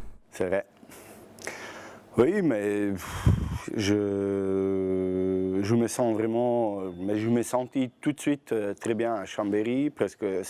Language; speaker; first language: French; non-native, fluent; Bosnian